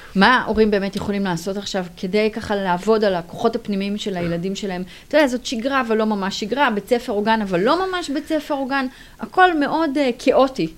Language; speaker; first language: Hebrew; native; Hebrew